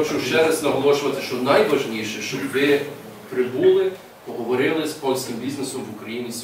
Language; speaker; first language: Ukrainian; early bilingual, heritage; English